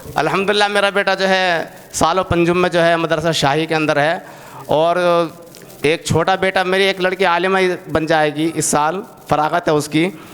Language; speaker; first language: Hindi; native; Hindi